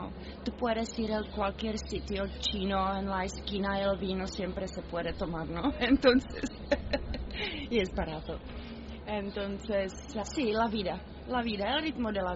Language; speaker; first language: Spanish; non-native, fluent; Czech